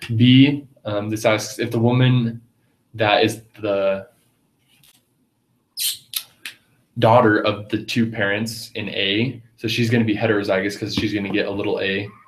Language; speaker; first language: English; native; English